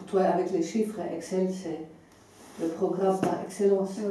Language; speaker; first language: French; non-native, fluent; Dutch